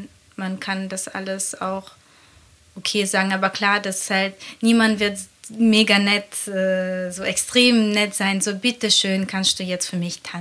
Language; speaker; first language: German; non-native, fluent; Latvian